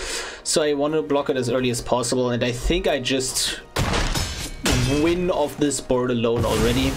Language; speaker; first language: English; non-native, fluent; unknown